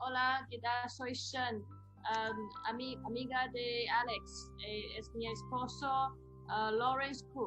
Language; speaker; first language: Spanish; non-native, learner; Chinese